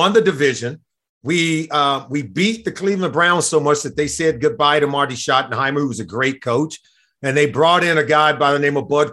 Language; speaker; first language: English; native; English